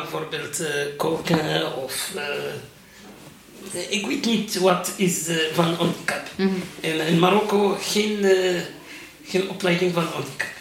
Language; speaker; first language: Dutch; non-native, learner; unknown